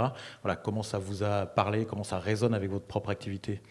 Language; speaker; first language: French; native; French